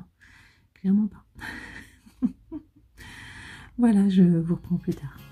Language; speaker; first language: French; native; French